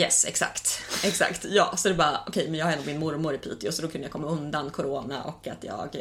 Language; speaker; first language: Swedish; native; Swedish